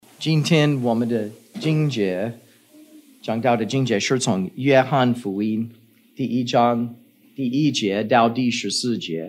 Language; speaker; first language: Chinese; non-native, fluent; English